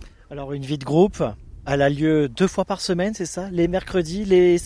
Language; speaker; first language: French; native; French